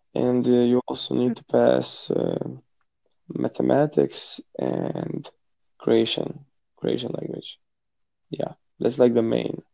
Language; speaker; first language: English; non-native, fluent; Croatian